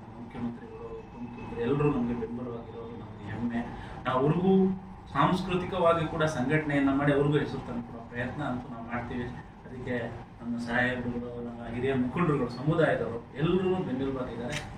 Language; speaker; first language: Kannada; non-native, local second language; Lambadi